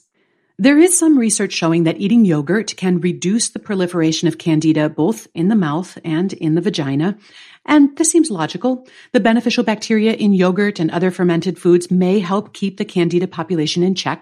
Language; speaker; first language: English; native; English